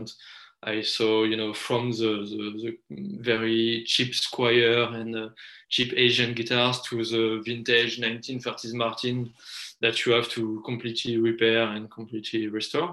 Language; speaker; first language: English; non-native, fluent; French